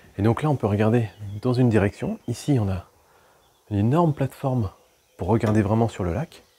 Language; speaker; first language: French; native; French